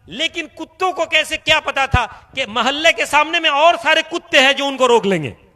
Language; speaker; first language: Hindi; non-native, local second language; Bangla